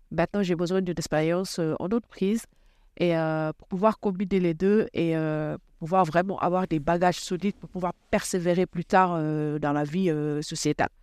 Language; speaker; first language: French; non-native, local second language; Wolof